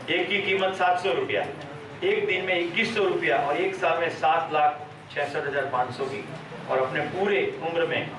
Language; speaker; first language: Hindi; non-native, local second language; Gujarati